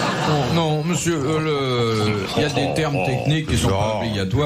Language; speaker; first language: French; native; French